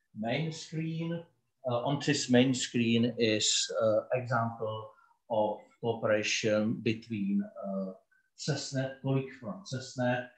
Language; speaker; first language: English; non-native, learner; Czech